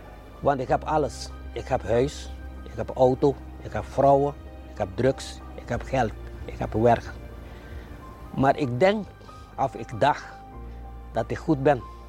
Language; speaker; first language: Dutch; non-native, fluent; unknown